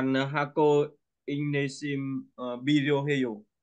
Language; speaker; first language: Korean; non-native, learner; Vietnamese